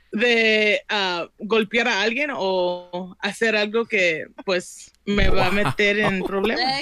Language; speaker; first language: Spanish; early bilingual, heritage; Spanish